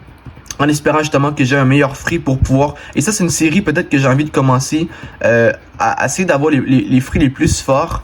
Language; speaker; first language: French; native; French